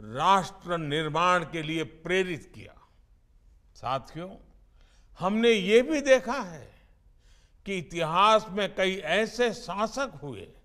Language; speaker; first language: Hindi; non-native, local second language; Gujarati